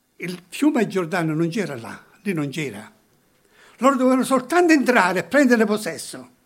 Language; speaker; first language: Italian; early bilingual, heritage; Italian